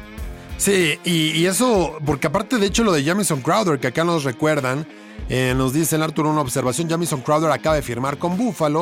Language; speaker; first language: Spanish; native; Spanish